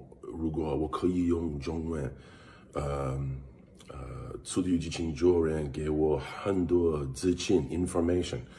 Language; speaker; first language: Chinese; non-native, learner; English